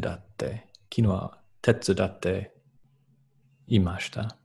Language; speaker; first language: Japanese; non-native, learner; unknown